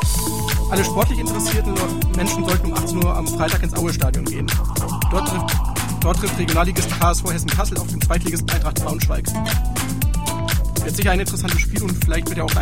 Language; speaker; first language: German; native; German